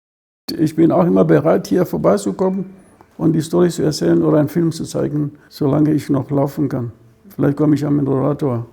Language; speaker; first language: German; non-native, fluent; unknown